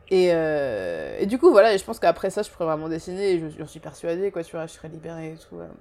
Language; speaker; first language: French; early bilingual, other home language; Japanese